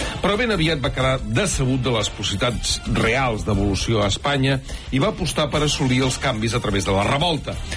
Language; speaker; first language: Catalan; native; Catalan